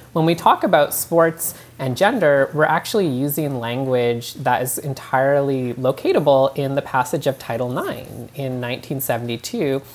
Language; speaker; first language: English; native; English